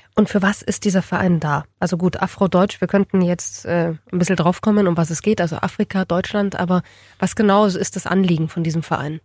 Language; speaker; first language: German; native; German